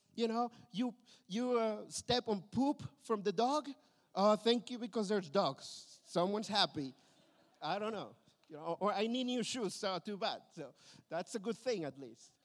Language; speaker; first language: English; non-native, fluent; Spanish